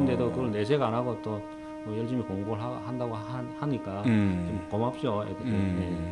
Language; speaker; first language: Korean; native; Korean